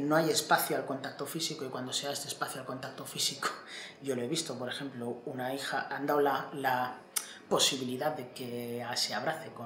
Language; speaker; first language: Spanish; native; Spanish